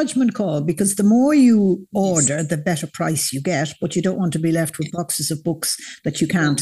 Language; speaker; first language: English; native; English